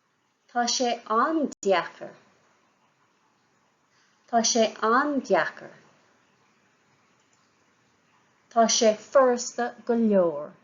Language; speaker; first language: Irish; non-native, local second language; English